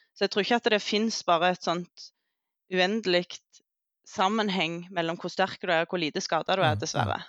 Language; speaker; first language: Norwegian; native; Norwegian